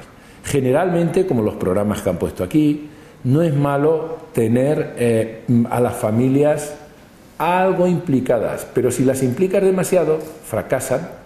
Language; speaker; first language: Spanish; native; Spanish